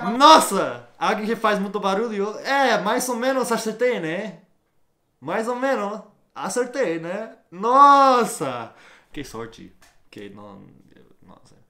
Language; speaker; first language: Portuguese; non-native, learner; English